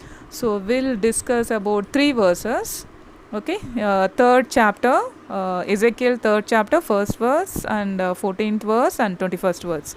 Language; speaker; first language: English; non-native, local second language; Tamil